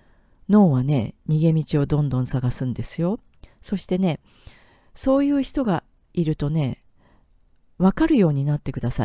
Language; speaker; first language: Japanese; native; Japanese